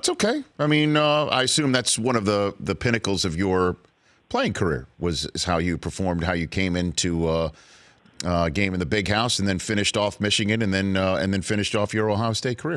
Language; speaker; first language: English; native; English